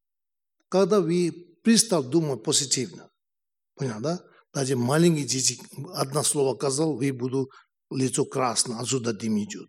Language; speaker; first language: Russian; non-native, learner; Tibetan